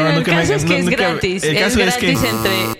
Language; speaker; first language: Spanish; native; Spanish